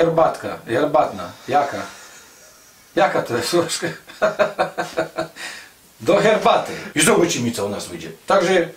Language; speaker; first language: Polish; non-native, learner; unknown